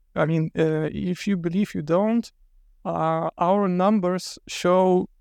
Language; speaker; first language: English; non-native, fluent; Lithuanian